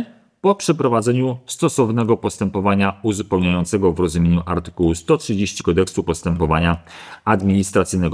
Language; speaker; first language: Polish; native; Polish